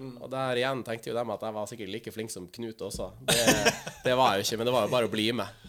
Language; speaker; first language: Norwegian; native; Norwegian